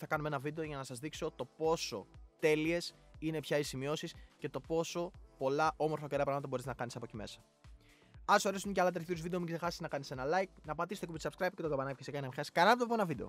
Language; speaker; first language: Greek; native; Greek